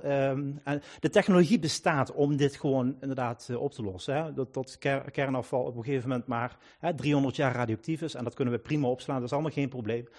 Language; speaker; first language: Dutch; native; Dutch